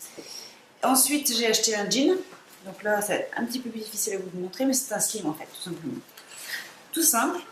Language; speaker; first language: French; native; French